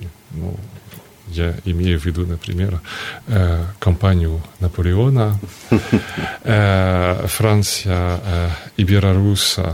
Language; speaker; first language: Russian; non-native, fluent; French